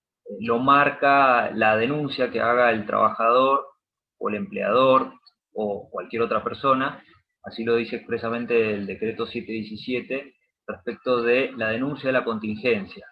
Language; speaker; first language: Spanish; native; Spanish